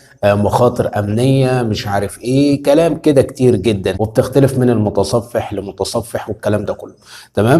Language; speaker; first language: Arabic; native; Arabic